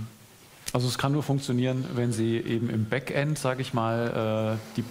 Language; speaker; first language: German; native; German